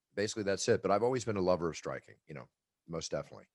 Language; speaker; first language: English; native; English